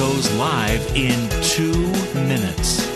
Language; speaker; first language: English; native; English